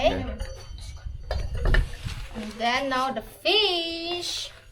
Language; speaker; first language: English; non-native, fluent; Indonesian